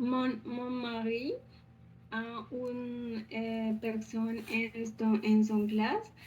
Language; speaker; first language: French; non-native, learner; Spanish